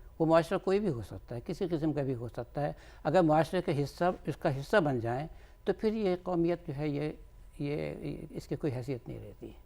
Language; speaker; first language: Urdu; native; Urdu